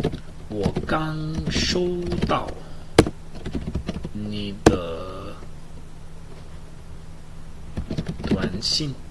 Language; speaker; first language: Chinese; non-native, learner; English